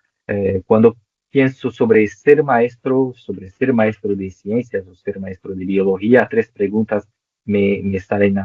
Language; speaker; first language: Spanish; non-native, local second language; Portuguese